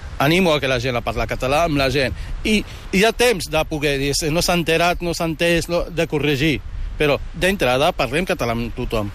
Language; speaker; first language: Catalan; early bilingual, other home language; Arabic